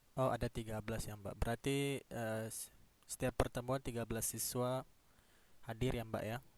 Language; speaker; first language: Indonesian; native; Indonesian